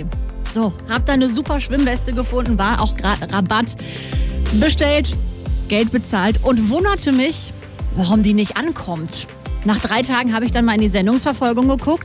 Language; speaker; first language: German; native; German